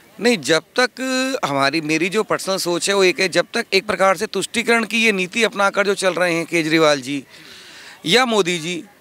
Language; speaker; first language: Hindi; native; Hindi